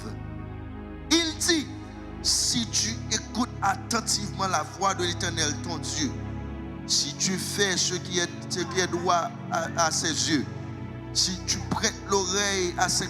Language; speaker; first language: French; non-native, local second language; Haitian Creole